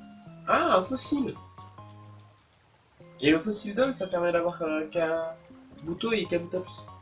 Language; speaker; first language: French; native; French